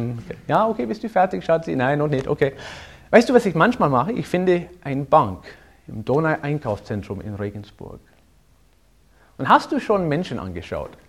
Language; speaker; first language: German; non-native, fluent; English